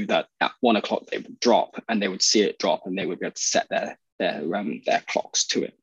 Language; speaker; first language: English; native; English